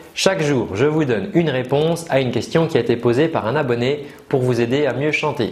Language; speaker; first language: French; native; French